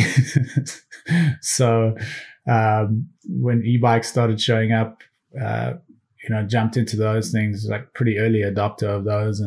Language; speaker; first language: English; native; English